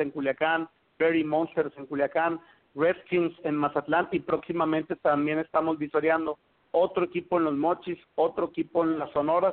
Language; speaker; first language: Spanish; native; Spanish